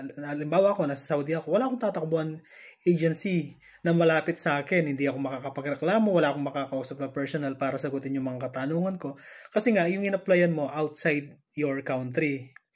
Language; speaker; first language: Filipino; native; Filipino